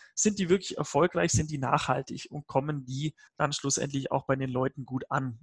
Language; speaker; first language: German; native; German